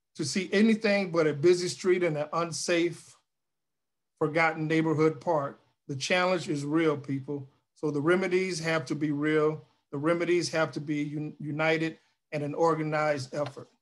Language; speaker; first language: English; native; English